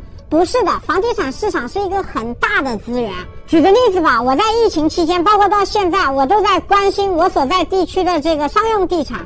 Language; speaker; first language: Chinese; native; Chinese